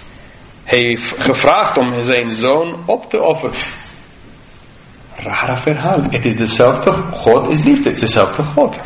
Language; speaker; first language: Dutch; non-native, fluent; English